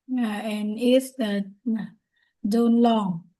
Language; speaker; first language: English; non-native, learner; Vietnamese